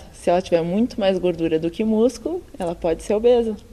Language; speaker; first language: Portuguese; native; Portuguese